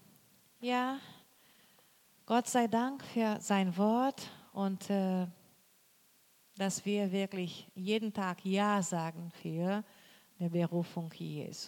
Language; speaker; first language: German; non-native, learner; Portuguese